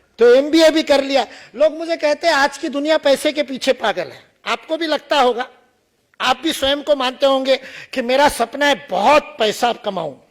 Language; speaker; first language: Hindi; non-native, local second language; Marathi